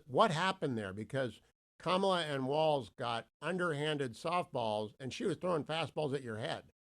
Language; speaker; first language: English; native; English